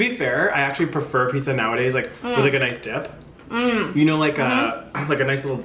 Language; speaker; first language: English; native; English